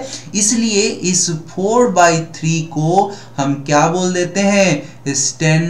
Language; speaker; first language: Hindi; native; Hindi